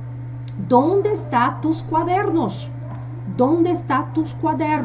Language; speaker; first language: Spanish; non-native, fluent; Portuguese